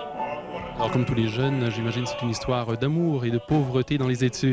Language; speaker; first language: French; native; French